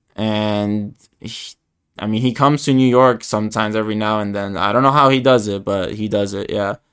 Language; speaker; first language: English; early bilingual, other home language; Spanish